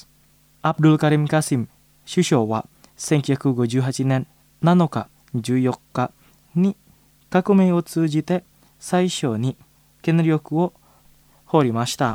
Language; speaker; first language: Japanese; non-native, fluent; Indonesian